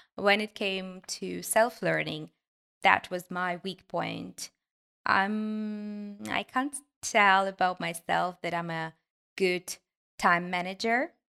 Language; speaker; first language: English; non-native, fluent; Ukrainian